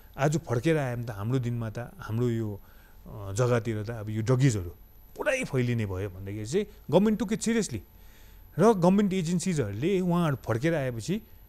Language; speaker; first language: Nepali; native; Nepali